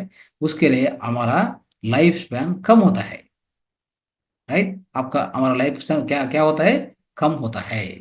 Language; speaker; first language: Hindi; non-native, local second language; Kannada